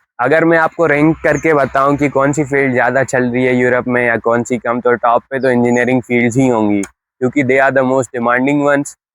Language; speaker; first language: Urdu; native; Urdu